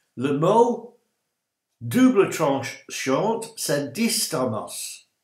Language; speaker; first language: French; non-native, learner; English